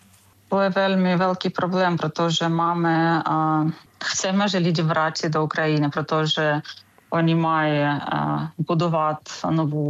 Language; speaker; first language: Czech; non-native, learner; Ukrainian